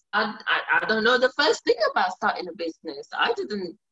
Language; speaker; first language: English; early bilingual, other home language; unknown